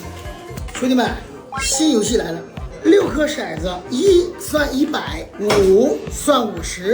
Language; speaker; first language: Chinese; native; Chinese